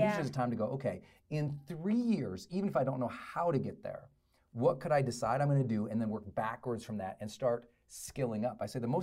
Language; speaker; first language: English; native; English